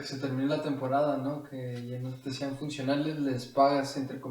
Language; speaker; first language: Spanish; native; Spanish